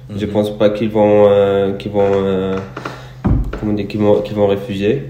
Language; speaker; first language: French; non-native, local second language; Arabic